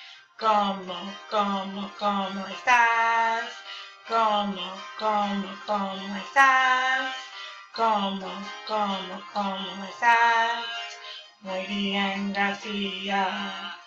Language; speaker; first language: Spanish; non-native, learner; English